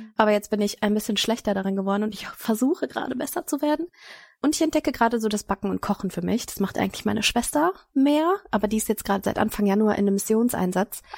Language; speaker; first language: German; native; German